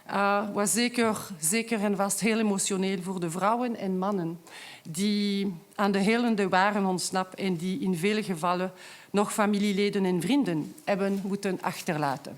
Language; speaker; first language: Dutch; non-native, local second language; French